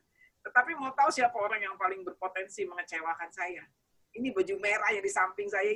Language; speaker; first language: Indonesian; native; Indonesian